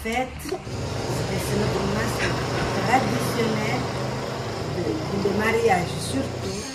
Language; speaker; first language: French; non-native, local second language; Comorian